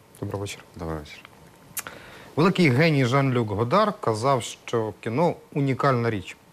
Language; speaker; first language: Ukrainian; native; Ukrainian